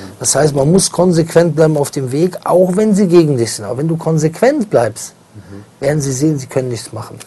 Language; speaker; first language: German; native; German